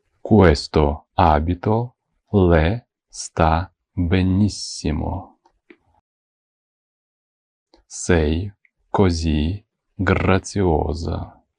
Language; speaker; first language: Italian; non-native, fluent; Ukrainian